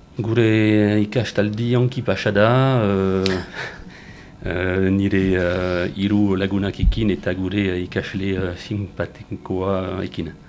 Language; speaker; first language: Basque; non-native, learner; French